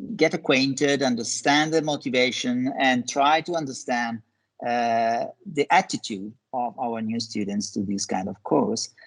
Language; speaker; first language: English; non-native, fluent; Italian